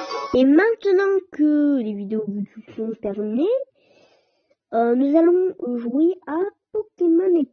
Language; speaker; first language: French; native; French